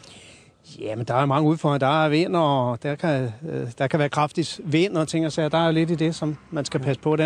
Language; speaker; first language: Danish; native; Danish